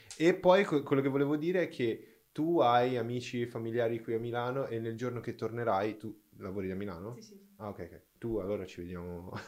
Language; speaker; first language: Italian; non-native, fluent; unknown